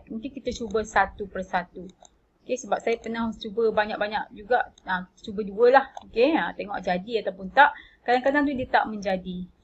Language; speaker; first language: Malay; native; Malay